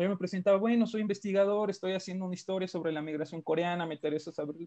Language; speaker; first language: Spanish; native; Spanish